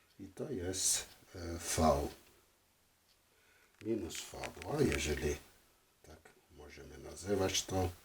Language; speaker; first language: Polish; non-native, fluent; French